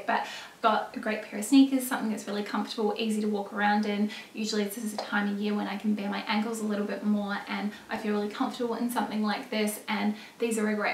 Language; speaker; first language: English; native; English